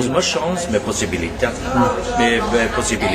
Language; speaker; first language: French; non-native, learner; Norwegian